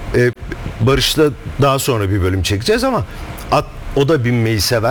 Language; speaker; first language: Turkish; native; Turkish